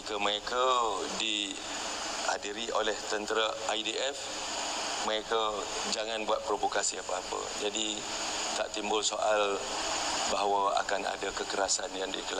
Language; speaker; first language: Malay; native; Malay